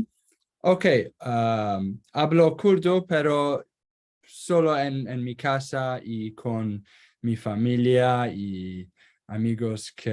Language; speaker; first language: Spanish; non-native, learner; Kurdish